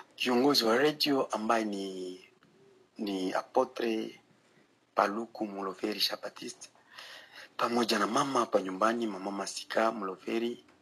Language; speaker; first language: Swahili; native; Swahili